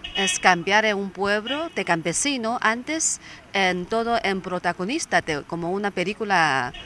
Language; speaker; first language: Spanish; non-native, fluent; Chinese